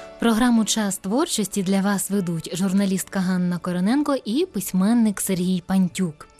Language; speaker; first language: Ukrainian; native; Ukrainian